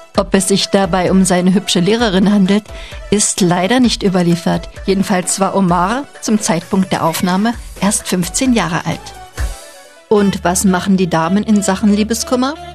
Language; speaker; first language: German; native; German